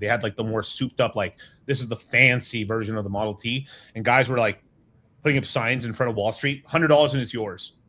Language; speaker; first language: English; native; English